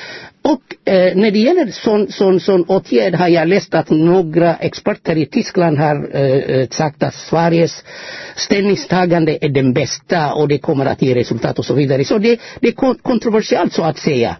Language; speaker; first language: Swedish; non-native, fluent; Amharic